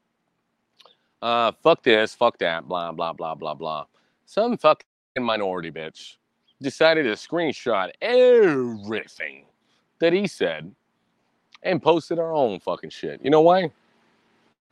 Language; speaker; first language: English; native; English